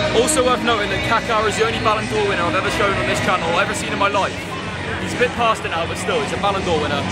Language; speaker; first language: English; native; English